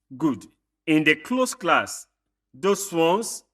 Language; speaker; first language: English; non-native, local second language; Yoruba